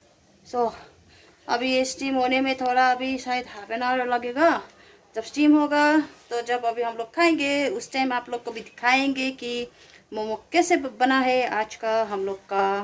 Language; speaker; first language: Hindi; non-native, local second language; Nepali